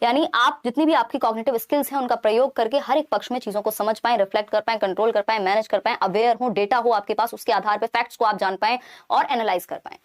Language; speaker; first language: Hindi; native; Hindi